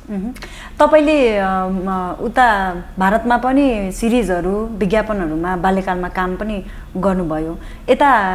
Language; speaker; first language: Nepali; native; Nepali